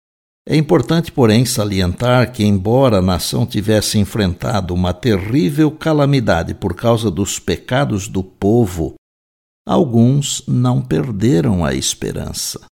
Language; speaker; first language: Portuguese; native; Portuguese